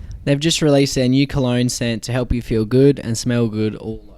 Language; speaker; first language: English; native; English